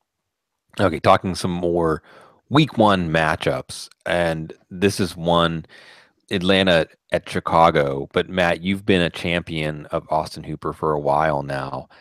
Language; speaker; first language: English; native; English